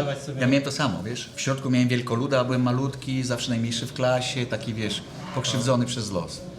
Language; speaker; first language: Polish; native; Polish